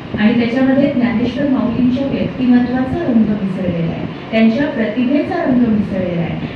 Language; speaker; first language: Marathi; native; Marathi